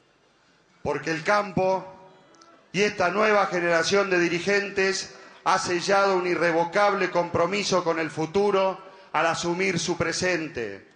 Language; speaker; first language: Spanish; native; Spanish